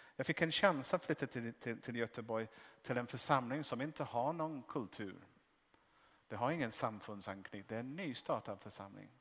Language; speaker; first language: Swedish; non-native, fluent; English